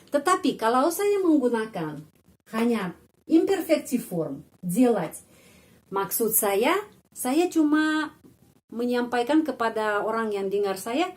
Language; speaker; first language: Indonesian; non-native, fluent; Russian